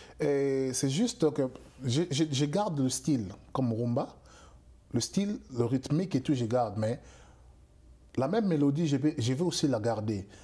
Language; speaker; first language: French; non-native, local second language; Lingala